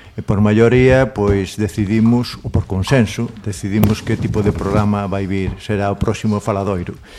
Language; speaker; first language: Galician; non-native, local second language; Spanish